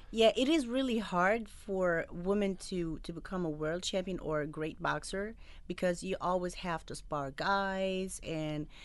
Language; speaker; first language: English; non-native, fluent; Arabic